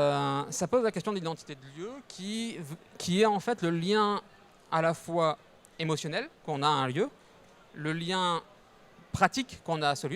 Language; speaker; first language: French; native; French